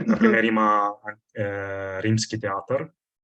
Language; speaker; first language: Bulgarian; non-native, learner; Italian